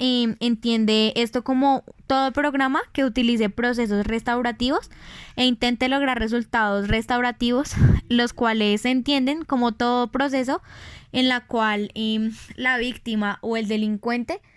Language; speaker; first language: Spanish; native; Spanish